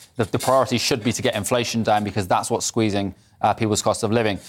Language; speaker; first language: English; native; English